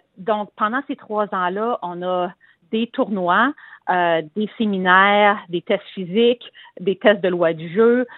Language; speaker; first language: French; native; French